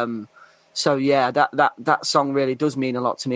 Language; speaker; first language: English; native; English